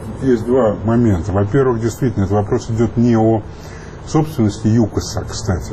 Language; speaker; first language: Russian; native; Russian